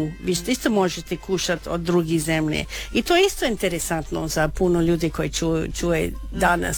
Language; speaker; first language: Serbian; non-native, learner; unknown